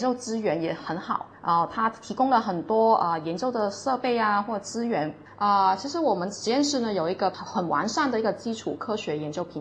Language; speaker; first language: Chinese; non-native, local second language; Cantonese